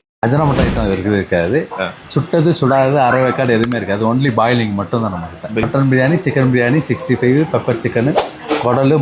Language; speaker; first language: Tamil; non-native, learner; Telugu